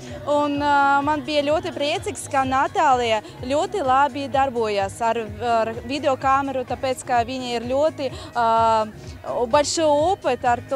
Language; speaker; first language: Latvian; non-native, local second language; Russian